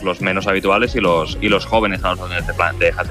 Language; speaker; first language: Spanish; non-native, local second language; Catalan